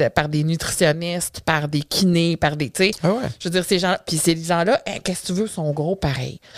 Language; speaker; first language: French; native; French